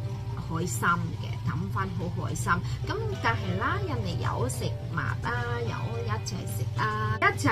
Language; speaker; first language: Cantonese; non-native, fluent; Indonesian